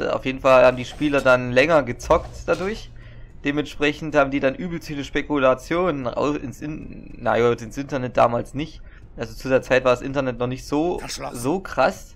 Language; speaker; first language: German; native; German